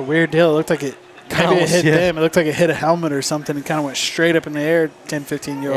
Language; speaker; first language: English; native; English